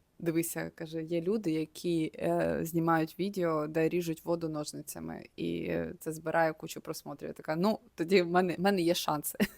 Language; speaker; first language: Ukrainian; native; Ukrainian